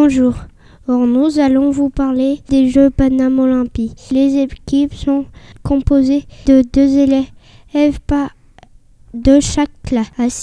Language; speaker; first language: French; non-native, learner; Spanish